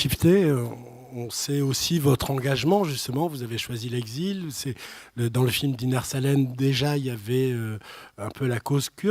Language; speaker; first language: French; native; French